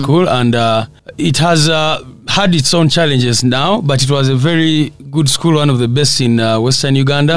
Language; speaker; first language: English; non-native, local second language; Nyankole